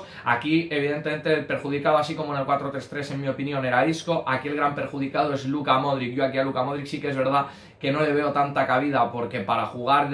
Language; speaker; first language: Spanish; native; Spanish